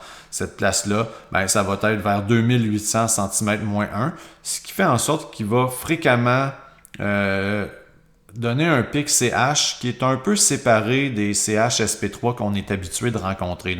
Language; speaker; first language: French; native; French